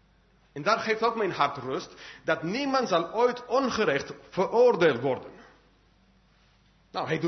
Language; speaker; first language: Dutch; non-native, fluent; English